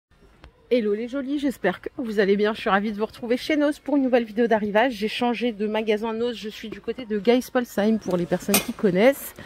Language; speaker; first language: French; native; French